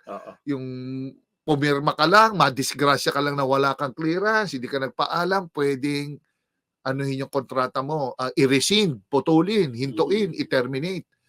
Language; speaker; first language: Filipino; native; Filipino